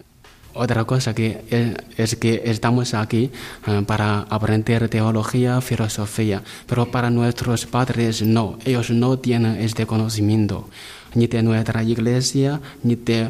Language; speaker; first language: Spanish; non-native, learner; Chinese